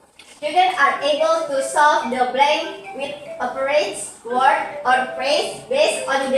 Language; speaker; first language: English; non-native, learner; Indonesian